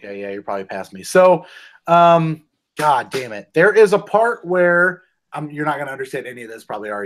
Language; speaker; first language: English; native; English